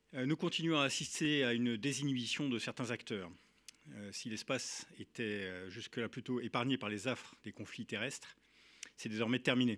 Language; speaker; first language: French; native; French